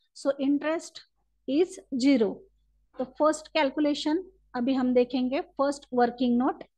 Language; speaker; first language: Hindi; non-native, local second language; Marathi